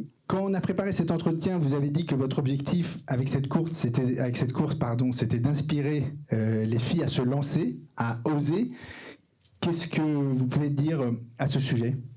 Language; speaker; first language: French; native; French